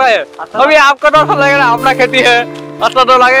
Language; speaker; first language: Hindi; non-native, local second language; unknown